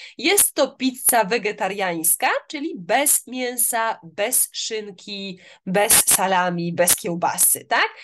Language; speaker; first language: Polish; native; Polish